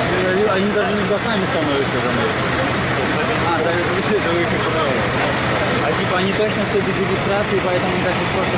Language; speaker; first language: Russian; native; Russian